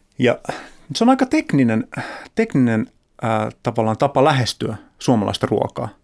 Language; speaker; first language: Finnish; native; Finnish